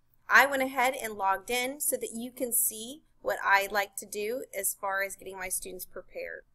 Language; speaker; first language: English; native; English